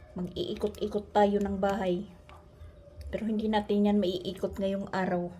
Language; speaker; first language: Filipino; non-native, local second language; Waray